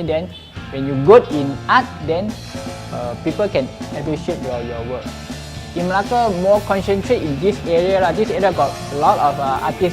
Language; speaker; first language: English; non-native, local second language; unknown